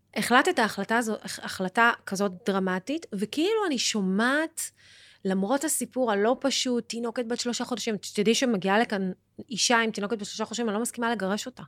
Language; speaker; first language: Hebrew; native; Hebrew